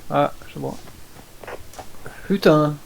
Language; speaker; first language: French; non-native, learner; German